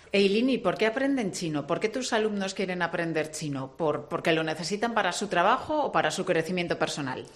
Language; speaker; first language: Spanish; native; Spanish